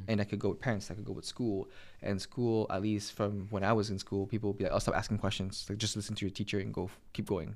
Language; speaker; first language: English; native; English